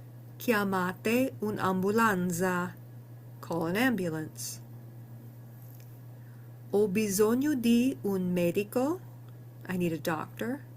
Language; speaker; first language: Italian; non-native, learner; English